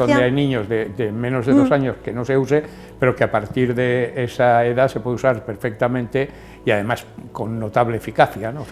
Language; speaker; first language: Spanish; native; Spanish